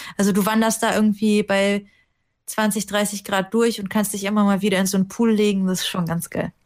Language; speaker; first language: German; early bilingual, other home language; Russian